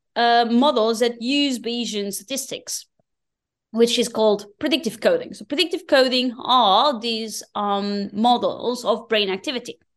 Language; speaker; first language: English; non-native, fluent; Portuguese